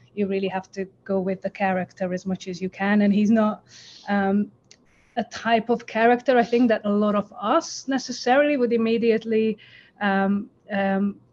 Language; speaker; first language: English; non-native, fluent; Hungarian